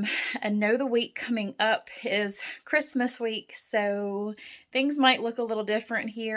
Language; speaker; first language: English; native; English